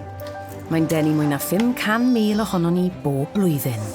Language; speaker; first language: Welsh; native; Welsh